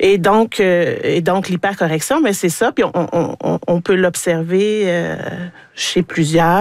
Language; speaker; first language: French; native; French